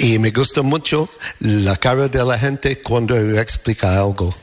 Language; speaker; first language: Spanish; non-native, learner; English